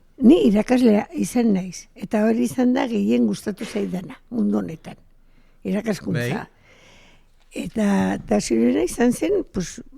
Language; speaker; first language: Basque; non-native, local second language; Spanish